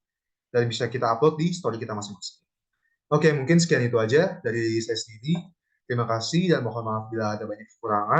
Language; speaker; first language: Indonesian; native; Indonesian